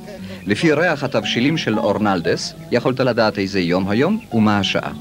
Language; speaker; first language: Hebrew; native; Hebrew